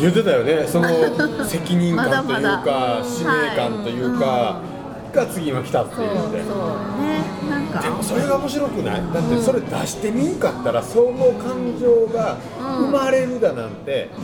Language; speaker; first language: Japanese; native; Japanese